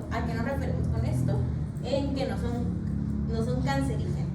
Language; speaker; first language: Spanish; native; Spanish